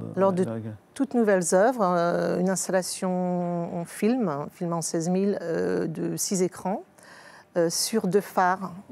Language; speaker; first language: French; native; French